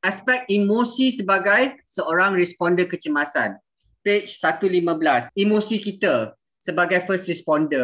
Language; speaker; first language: Malay; native; Malay